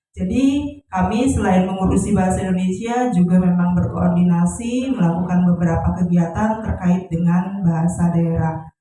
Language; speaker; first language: Indonesian; non-native, local second language; Sundanese